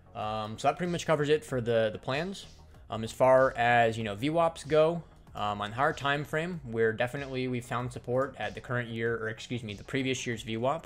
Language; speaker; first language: English; native; English